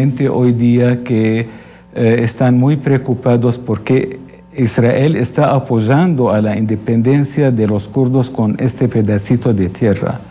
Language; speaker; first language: Spanish; non-native, fluent; Arabic